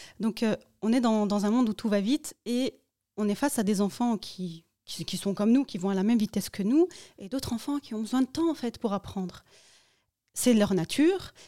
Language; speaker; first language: French; early bilingual, other home language; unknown